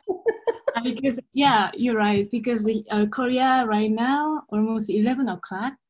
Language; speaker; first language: English; non-native, learner; Korean